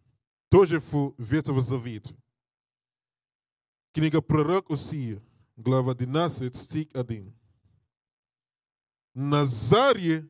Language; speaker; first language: Russian; non-native, learner; English